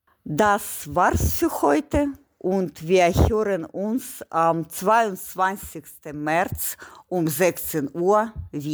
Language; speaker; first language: German; non-native, learner; Ukrainian